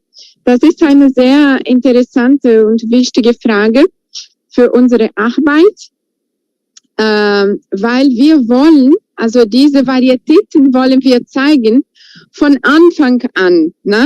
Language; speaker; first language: German; non-native, fluent; Portuguese